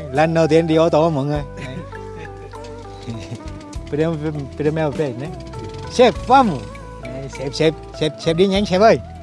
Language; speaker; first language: Vietnamese; native; Vietnamese